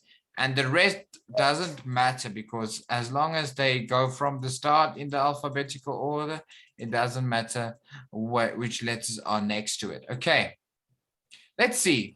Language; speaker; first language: English; non-native, fluent; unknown